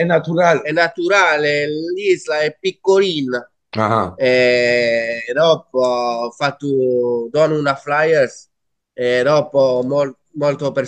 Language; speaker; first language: Italian; non-native, learner; Spanish